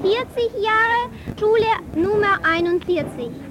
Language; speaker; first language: German; non-native, learner; Russian